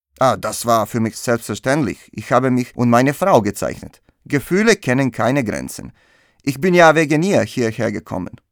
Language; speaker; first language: German; non-native, fluent; Serbian